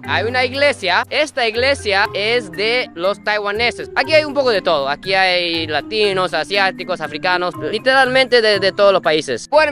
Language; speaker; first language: Spanish; non-native, fluent; Japanese